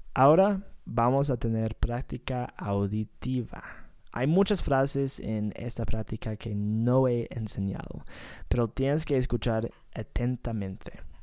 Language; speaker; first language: Spanish; non-native, fluent; English